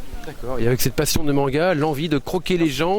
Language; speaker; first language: French; native; French